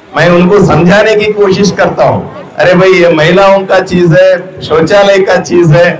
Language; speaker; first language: Hindi; non-native, local second language; Telugu